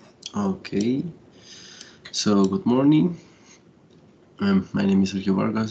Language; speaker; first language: English; non-native, fluent; Spanish